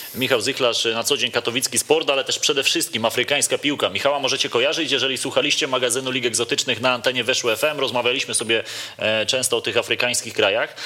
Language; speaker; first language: Polish; native; Polish